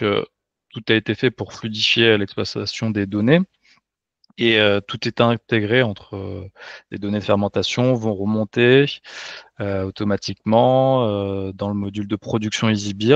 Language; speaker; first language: French; native; French